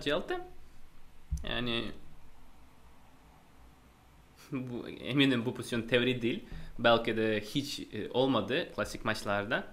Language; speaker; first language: Turkish; non-native, fluent; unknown